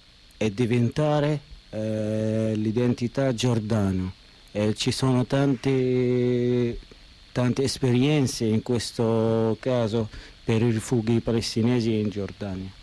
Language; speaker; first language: Italian; non-native, learner; Arabic